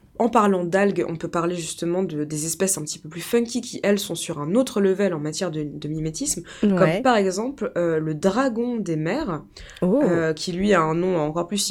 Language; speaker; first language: French; native; French